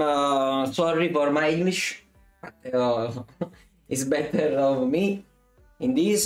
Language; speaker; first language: English; non-native, learner; Italian